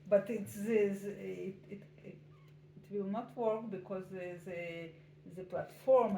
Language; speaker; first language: English; non-native, learner; Russian